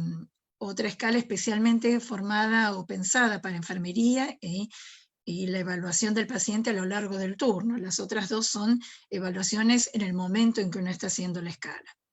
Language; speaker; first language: Spanish; native; Spanish